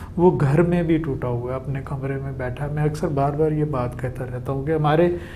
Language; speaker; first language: Hindi; native; Hindi